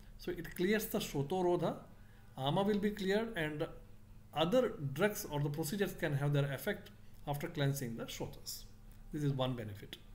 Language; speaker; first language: English; non-native, local second language; Kannada